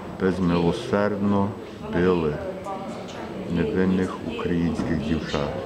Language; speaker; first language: Ukrainian; early bilingual, heritage; Ukrainian